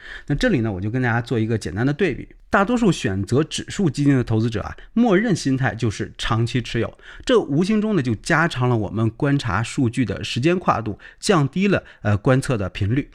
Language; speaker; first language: Chinese; native; Chinese